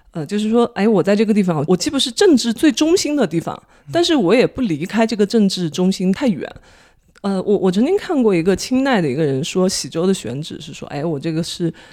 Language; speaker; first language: Chinese; native; Chinese